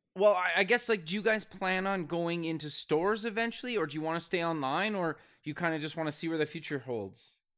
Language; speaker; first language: English; native; English